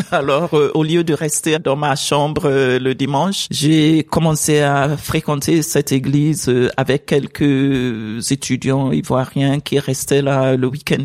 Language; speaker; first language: French; non-native, fluent; English